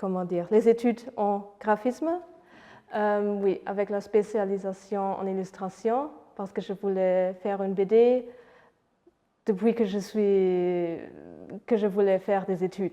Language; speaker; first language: French; non-native, fluent; Luxembourgish